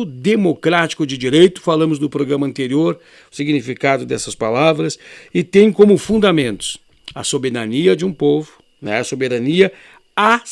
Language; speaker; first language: Portuguese; native; Portuguese